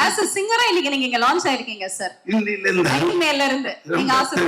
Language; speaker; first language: Tamil; native; Tamil